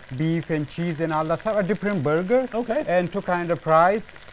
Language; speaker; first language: English; non-native, fluent; Pashto